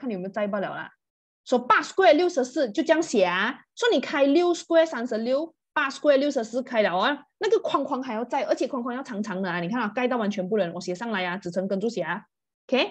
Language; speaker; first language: Chinese; native; Chinese